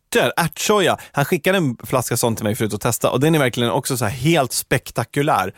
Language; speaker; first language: Swedish; native; Swedish